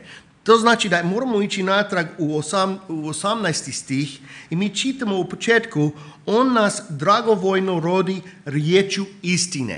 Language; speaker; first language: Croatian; non-native, fluent; English